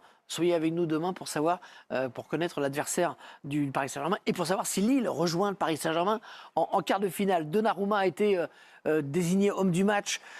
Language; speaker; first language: French; native; French